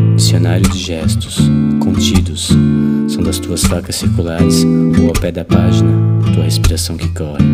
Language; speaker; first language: French; non-native, fluent; Portuguese